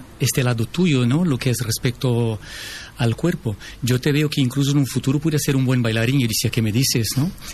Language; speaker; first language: Spanish; early bilingual, heritage; Portuguese